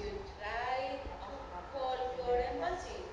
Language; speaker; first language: English; non-native, local second language; Greek